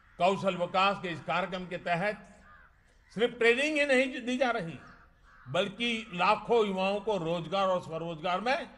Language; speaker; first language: Hindi; non-native, local second language; Gujarati